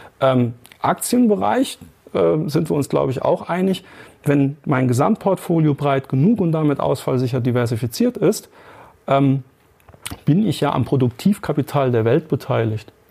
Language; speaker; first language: German; native; German